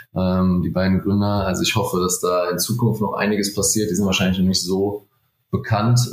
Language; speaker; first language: German; native; German